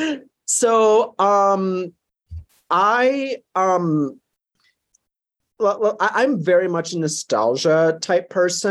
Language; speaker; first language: English; native; English